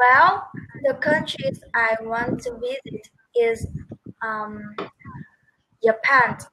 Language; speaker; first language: English; non-native, learner; Vietnamese